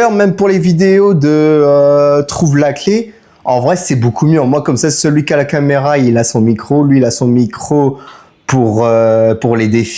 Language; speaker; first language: French; native; French